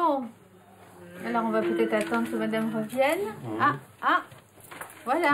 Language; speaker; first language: French; native; French